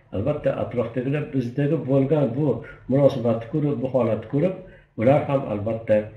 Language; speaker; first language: Uzbek; native; Uzbek